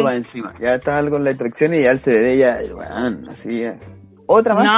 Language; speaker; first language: Spanish; native; Spanish